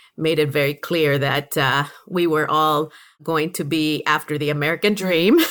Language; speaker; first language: English; early bilingual, other home language; Spanish